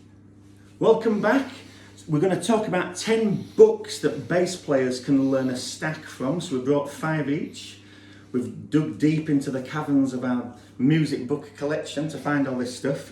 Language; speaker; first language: English; native; English